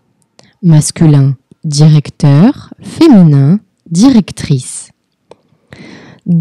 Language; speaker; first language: French; non-native, fluent; Portuguese